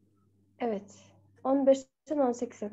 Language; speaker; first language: Turkish; non-native, fluent; Kyrgyz